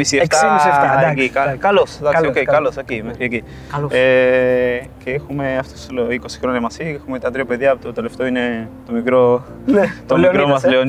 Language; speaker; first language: Greek; non-native, fluent; Spanish